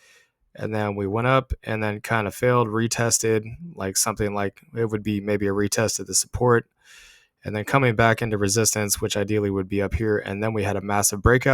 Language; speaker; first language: English; native; English